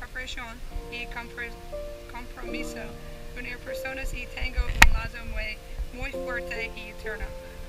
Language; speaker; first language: Spanish; non-native, learner; English